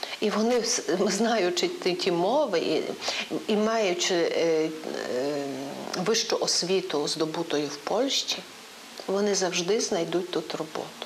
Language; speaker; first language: Ukrainian; non-native, local second language; Polish